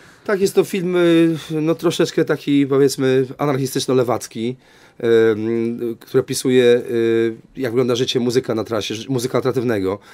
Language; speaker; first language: Polish; native; Polish